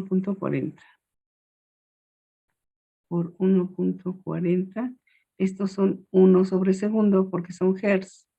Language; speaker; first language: Spanish; native; Spanish